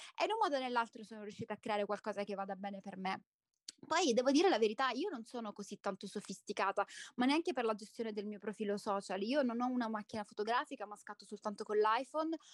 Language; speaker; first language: Italian; native; Italian